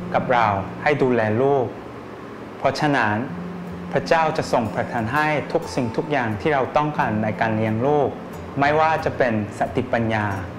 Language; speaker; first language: Thai; non-native, fluent; Korean